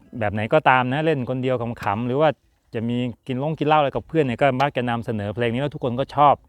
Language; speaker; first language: Thai; native; Thai